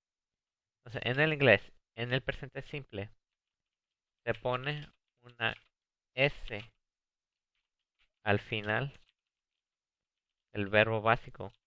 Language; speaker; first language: Spanish; early bilingual, heritage; Spanish